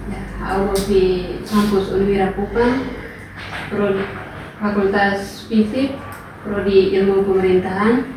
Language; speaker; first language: Indonesian; non-native, local second language; Tetum